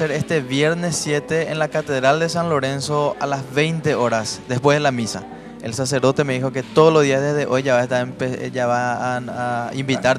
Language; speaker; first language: Spanish; native; Spanish